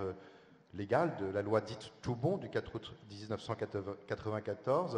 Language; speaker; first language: French; native; French